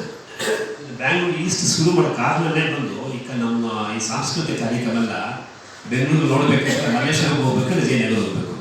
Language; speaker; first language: Kannada; native; Kannada